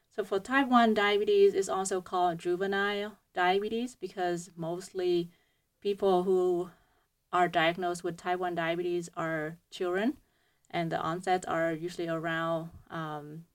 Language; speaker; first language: English; non-native, fluent; Vietnamese